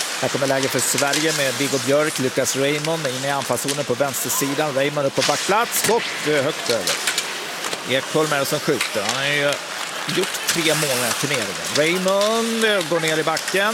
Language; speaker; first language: Swedish; native; Swedish